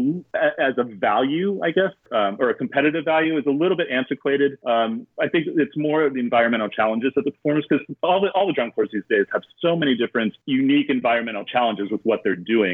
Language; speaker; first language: English; native; English